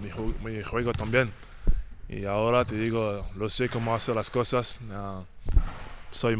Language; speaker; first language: Spanish; non-native, learner; French